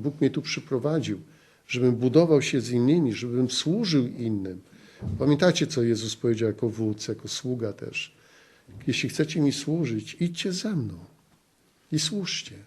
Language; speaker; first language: Polish; native; Polish